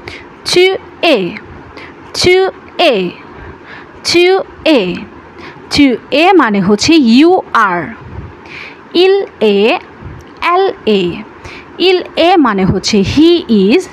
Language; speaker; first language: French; non-native, fluent; Bangla